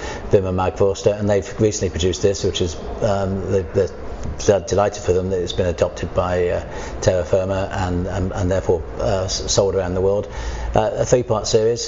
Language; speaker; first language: English; native; English